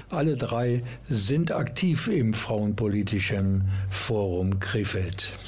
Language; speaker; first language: German; native; German